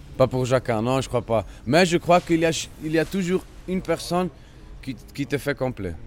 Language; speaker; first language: French; non-native, local second language; Spanish